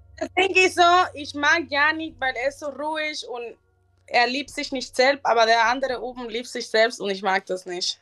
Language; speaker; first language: German; non-native, learner; Spanish